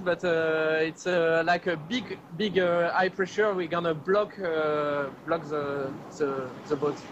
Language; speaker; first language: English; non-native, learner; French